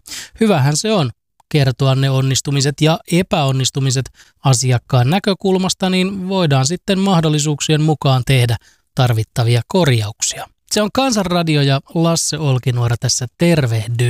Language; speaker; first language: Finnish; native; Finnish